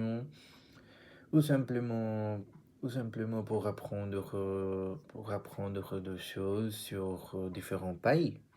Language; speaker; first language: French; non-native, learner; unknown